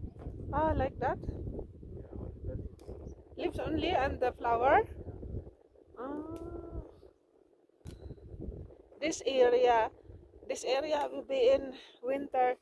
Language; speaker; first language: English; non-native, local second language; Filipino